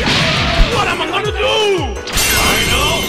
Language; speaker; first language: English; native; English